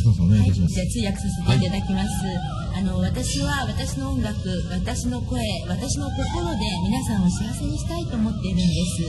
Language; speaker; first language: Japanese; native; Japanese